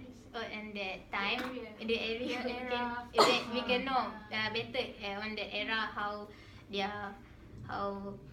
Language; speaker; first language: English; non-native, learner; Malay